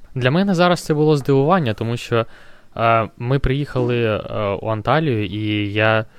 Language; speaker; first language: Ukrainian; non-native, local second language; Russian